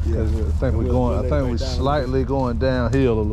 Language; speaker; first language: English; native; English